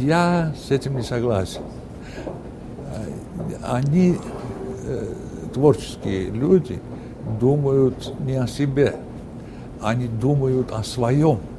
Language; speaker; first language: Russian; non-native, fluent; Armenian